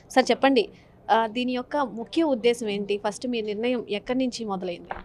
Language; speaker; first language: Telugu; native; Telugu